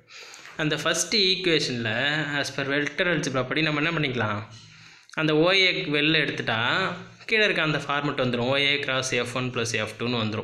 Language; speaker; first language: Tamil; native; Tamil